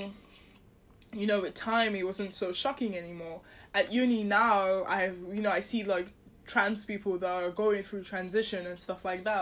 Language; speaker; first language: English; non-native, local second language; Yoruba